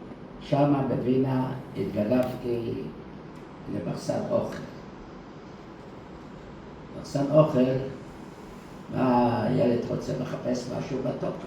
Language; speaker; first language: Hebrew; early bilingual, other home language; Dutch